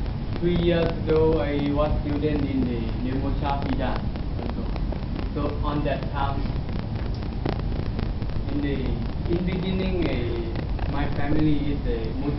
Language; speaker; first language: English; non-native, learner; Thai